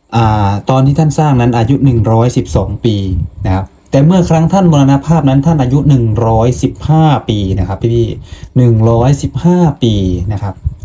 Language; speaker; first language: Thai; non-native, local second language; Lao